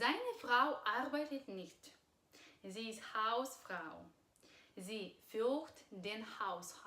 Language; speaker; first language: German; non-native, fluent; Russian